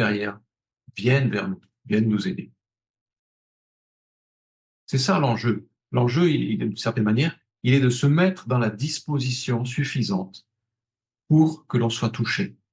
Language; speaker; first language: French; native; French